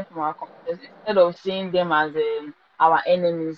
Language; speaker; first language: English; non-native, local second language; Igbo